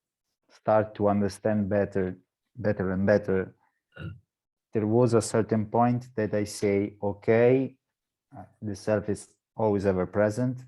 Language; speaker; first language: English; non-native, learner; Italian